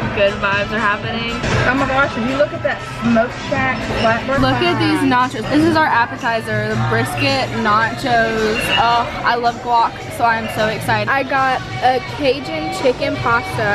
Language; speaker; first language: English; native; English